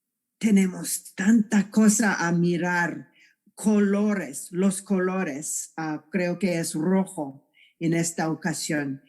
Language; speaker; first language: Spanish; non-native, fluent; English